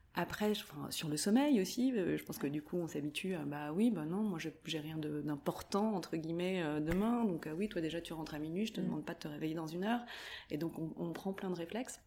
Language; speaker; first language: French; native; French